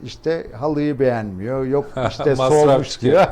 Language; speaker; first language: Turkish; native; Turkish